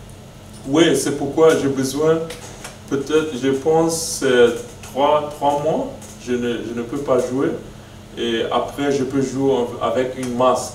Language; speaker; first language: French; non-native, learner; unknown